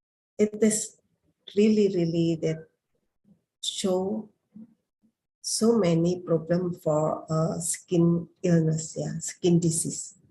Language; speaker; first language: English; non-native, learner; Indonesian